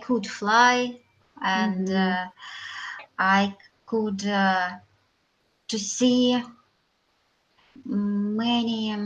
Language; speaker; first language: English; non-native, learner; Russian